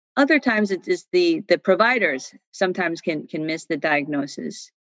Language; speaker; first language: English; non-native, fluent; Chinese